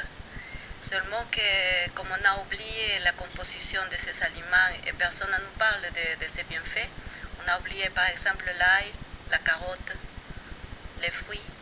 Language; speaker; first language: French; non-native, fluent; Spanish